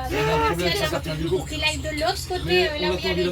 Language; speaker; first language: French; native; French